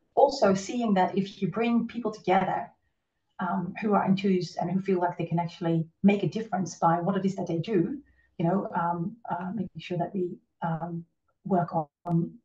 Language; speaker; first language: English; non-native, fluent; Dutch